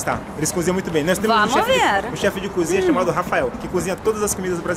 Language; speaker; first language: Portuguese; native; Portuguese